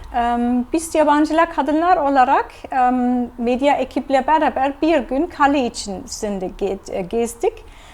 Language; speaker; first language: Turkish; non-native, fluent; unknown